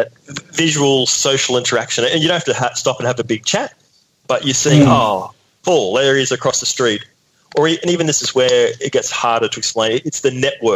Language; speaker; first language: English; native; English